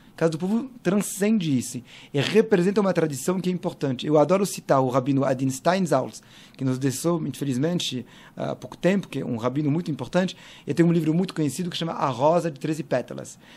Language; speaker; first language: Portuguese; non-native, fluent; French